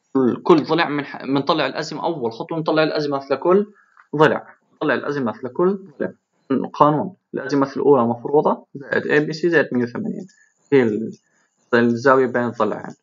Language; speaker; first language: Arabic; native; Arabic